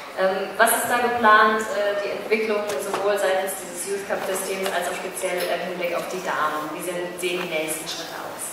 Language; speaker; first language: German; native; German